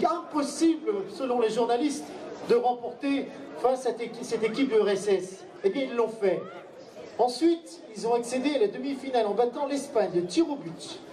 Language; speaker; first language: French; native; French